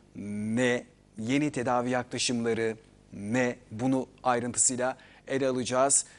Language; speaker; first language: Turkish; native; Turkish